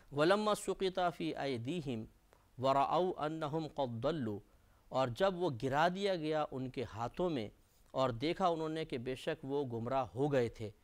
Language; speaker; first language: Urdu; native; Urdu